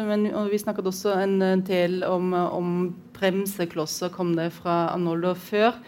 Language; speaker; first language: Norwegian; non-native, fluent; German